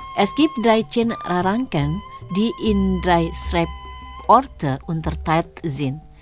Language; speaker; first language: German; non-native, fluent; Indonesian